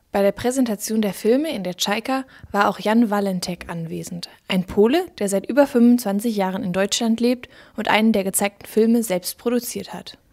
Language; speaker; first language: German; native; German